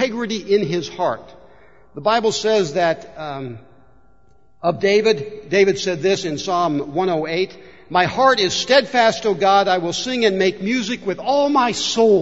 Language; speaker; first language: English; native; English